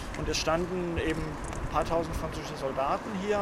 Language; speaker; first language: German; native; German